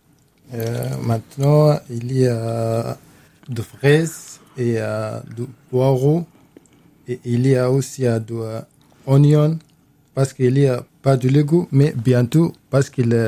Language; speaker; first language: French; non-native, learner; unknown